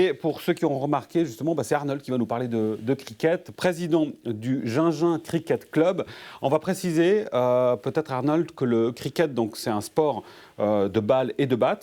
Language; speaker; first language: French; native; French